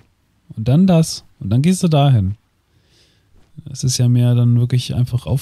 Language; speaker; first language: German; native; German